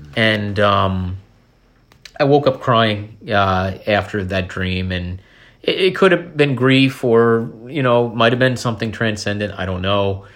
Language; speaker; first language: English; native; English